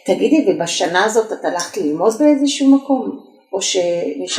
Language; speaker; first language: Hebrew; native; Hebrew